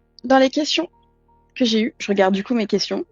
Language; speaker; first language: French; native; French